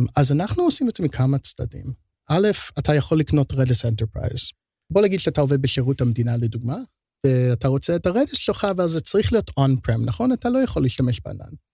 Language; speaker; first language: Hebrew; early bilingual, heritage; Hebrew